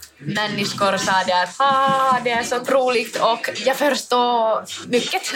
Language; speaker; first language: Swedish; non-native, learner; Finnish